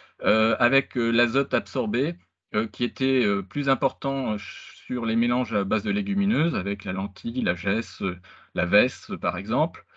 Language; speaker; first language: French; native; French